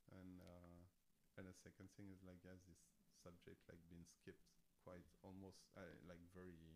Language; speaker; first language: English; non-native, fluent; French